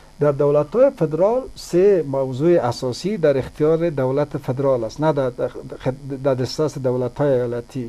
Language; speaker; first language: Persian; native; Persian